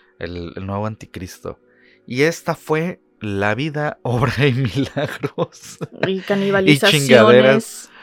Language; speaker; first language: Spanish; native; Spanish